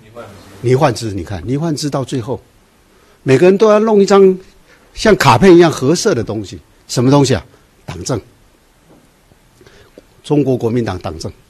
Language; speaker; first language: Chinese; native; Chinese